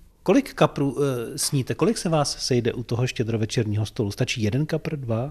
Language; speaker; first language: Czech; native; Czech